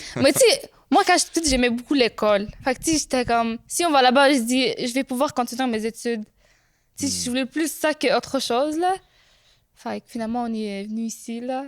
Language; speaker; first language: French; early bilingual, other home language; Arabic